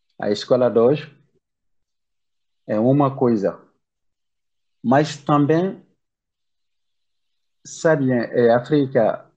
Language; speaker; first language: Portuguese; non-native, learner; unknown